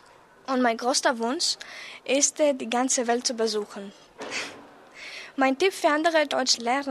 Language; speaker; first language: German; non-native, learner; Greek